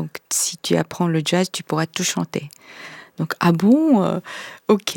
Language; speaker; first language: French; non-native, fluent; Korean